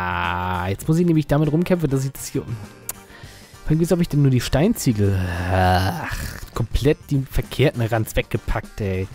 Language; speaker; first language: German; native; German